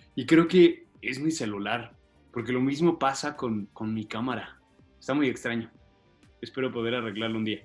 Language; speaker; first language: Spanish; native; Spanish